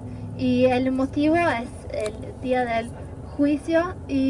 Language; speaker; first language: Spanish; non-native, fluent; Norwegian